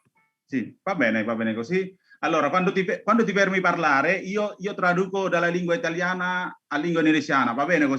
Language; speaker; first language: Italian; non-native, learner; Indonesian